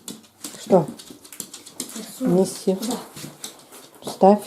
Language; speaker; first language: Russian; native; Russian